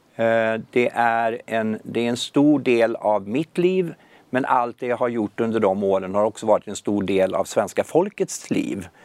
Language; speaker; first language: Swedish; native; Swedish